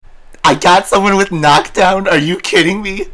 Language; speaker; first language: English; native; English